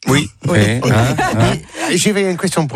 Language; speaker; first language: French; non-native, learner; English